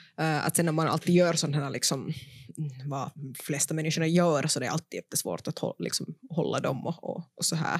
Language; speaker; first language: Swedish; native; Swedish